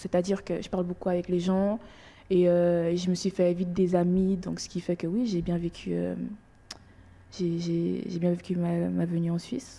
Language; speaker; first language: French; early bilingual, other home language; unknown